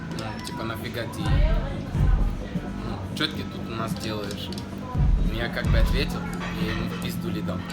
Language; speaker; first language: Russian; non-native, fluent; Arabic